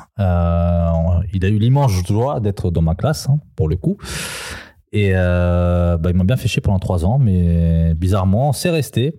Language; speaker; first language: French; early bilingual, other home language; Serbian